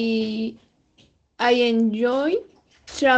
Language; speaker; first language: English; non-native, learner; Spanish